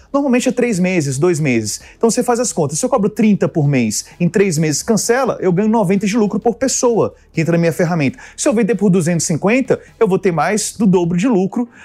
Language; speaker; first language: Portuguese; early bilingual, other home language; English